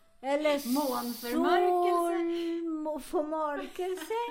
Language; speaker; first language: Swedish; non-native, learner; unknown